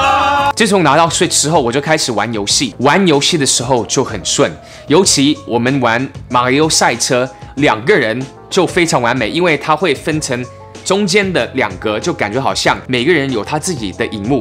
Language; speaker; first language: Chinese; early bilingual, heritage; English